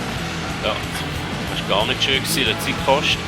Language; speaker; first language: German; native; German